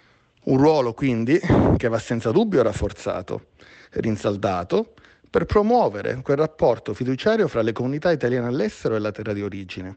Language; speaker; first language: Italian; native; Italian